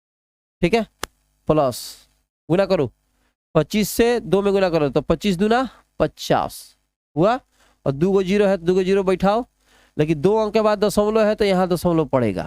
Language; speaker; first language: Hindi; non-native, local second language; Bhojpuri